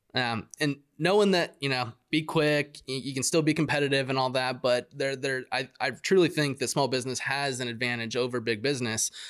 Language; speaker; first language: English; native; English